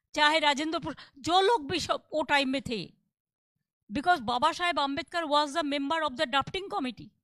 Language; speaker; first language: Hindi; non-native, local second language; Bangla